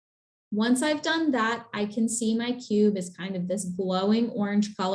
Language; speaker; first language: English; native; English